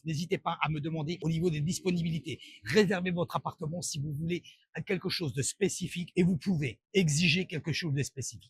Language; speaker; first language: French; native; French